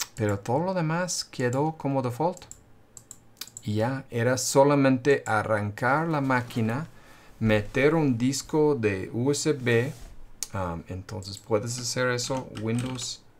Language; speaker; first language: Spanish; non-native, fluent; English